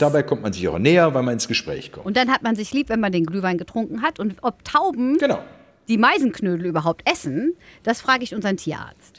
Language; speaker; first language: German; native; German